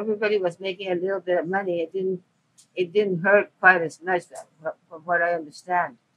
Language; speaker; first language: English; early bilingual, other home language; Spanish